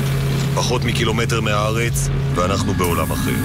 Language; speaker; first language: Hebrew; native; Hebrew